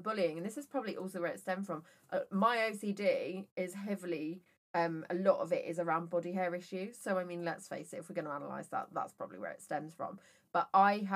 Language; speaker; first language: English; native; English